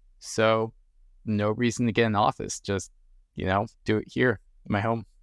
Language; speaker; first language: English; native; English